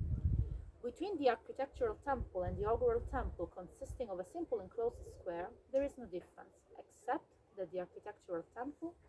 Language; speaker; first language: English; non-native, fluent; Italian